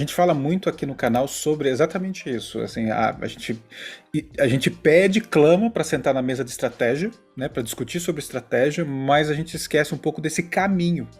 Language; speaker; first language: Portuguese; native; Portuguese